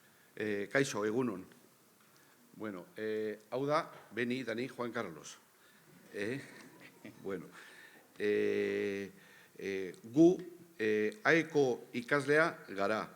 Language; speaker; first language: Basque; non-native, local second language; Spanish